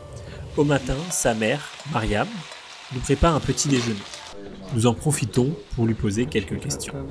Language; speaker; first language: French; native; French